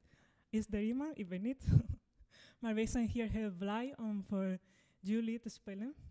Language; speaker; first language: Dutch; non-native, fluent; Spanish